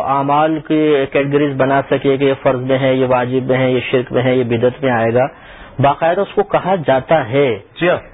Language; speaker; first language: Urdu; native; Urdu